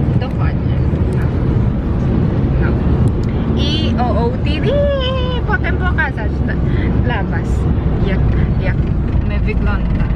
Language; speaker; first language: Polish; non-native, learner; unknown